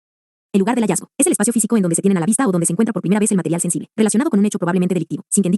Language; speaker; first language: Spanish; native; Spanish